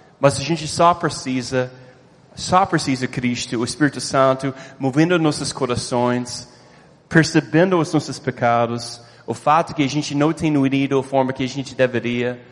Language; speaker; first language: Portuguese; non-native, fluent; English